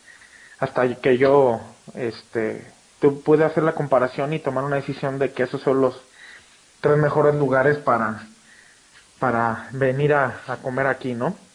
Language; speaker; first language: Spanish; native; Spanish